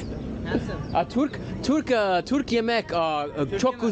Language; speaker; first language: Turkish; non-native, learner; English